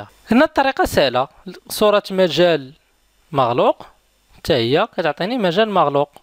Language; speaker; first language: Arabic; native; Arabic